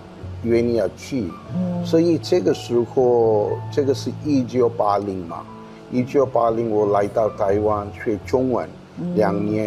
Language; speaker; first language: Chinese; non-native, fluent; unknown